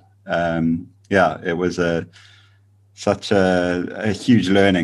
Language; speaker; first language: English; native; English